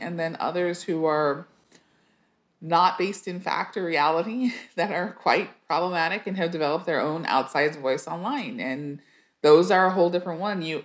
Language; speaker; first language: English; native; English